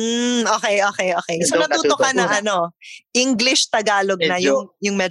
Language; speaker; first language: Filipino; native; Filipino